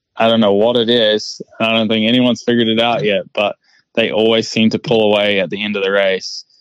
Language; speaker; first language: English; native; English